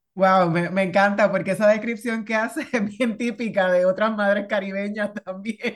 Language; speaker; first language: Spanish; native; Spanish